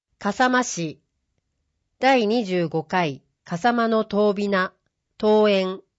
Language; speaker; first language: Japanese; native; Japanese